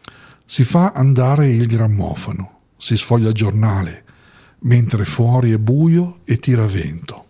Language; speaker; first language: Italian; native; Italian